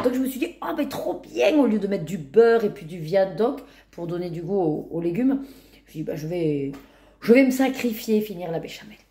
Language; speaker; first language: French; native; French